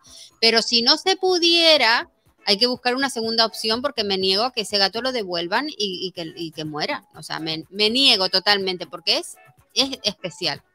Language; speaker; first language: Spanish; native; Spanish